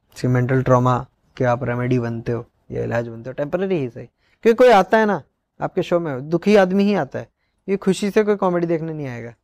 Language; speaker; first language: Hindi; non-native, local second language; Odia